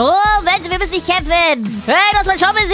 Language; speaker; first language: German; native; German